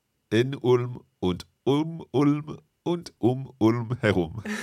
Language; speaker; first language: German; non-native, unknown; English